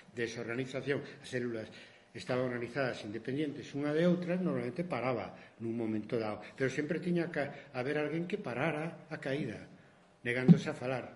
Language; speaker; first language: Galician; non-native, local second language; Spanish